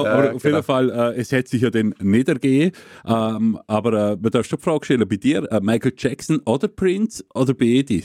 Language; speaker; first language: German; native; German